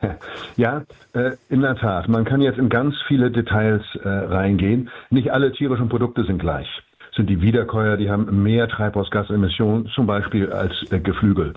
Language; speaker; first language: German; native; German